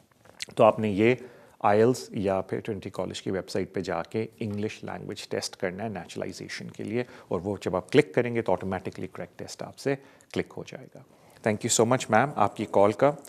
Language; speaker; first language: Urdu; native; Urdu